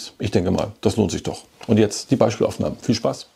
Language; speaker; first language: German; native; German